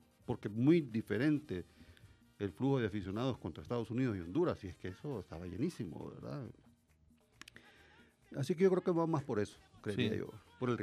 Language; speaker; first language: Spanish; native; Spanish